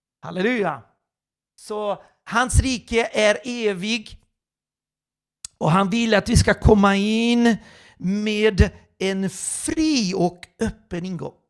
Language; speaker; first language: Swedish; non-native, fluent; Portuguese